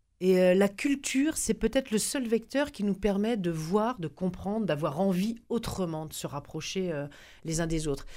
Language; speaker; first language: French; native; French